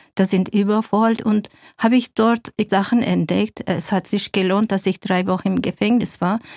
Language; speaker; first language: German; non-native, fluent; Kurdish